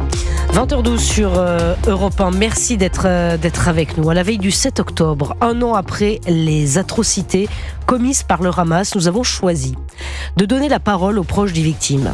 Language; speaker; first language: French; native; French